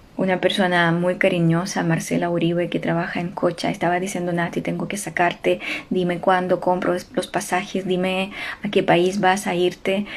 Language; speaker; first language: Spanish; non-native, fluent; Ukrainian